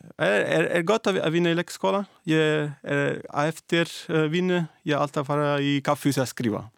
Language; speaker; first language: Icelandic; non-native, learner; Italian